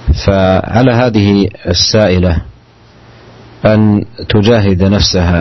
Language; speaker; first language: Arabic; native; Arabic